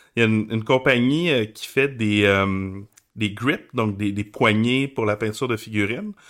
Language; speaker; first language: French; native; French